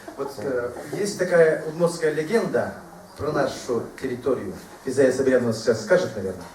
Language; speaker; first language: Russian; non-native, local second language; Udmurt